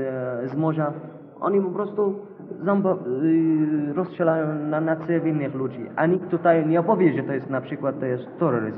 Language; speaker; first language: Polish; non-native, learner; Arabic